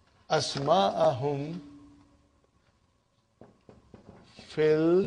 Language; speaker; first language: Arabic; non-native, fluent; Urdu